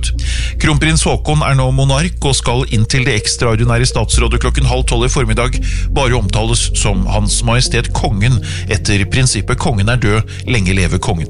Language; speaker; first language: Norwegian; native; Norwegian